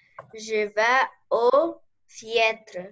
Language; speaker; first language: French; non-native, learner; Arabic